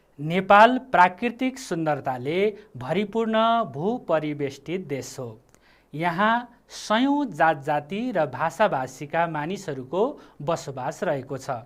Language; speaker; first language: Nepali; native; Nepali